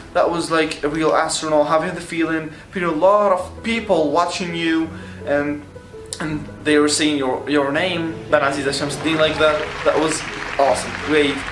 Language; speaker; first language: English; non-native, fluent; Arabic